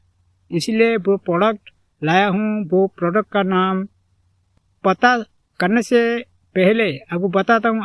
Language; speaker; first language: Hindi; non-native, local second language; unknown